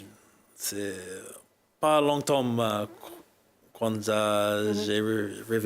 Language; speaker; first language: French; non-native, learner; English